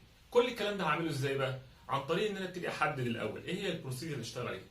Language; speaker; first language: Arabic; native; Arabic